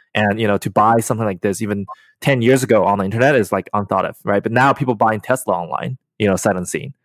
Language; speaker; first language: English; early bilingual, other home language; Chinese